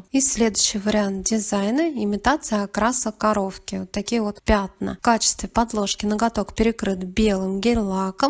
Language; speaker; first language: Russian; native; Russian